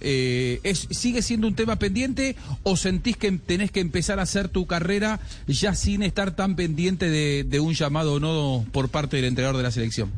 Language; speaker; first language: Spanish; native; Spanish